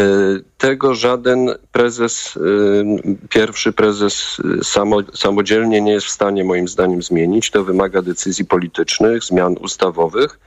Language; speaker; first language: Polish; native; Polish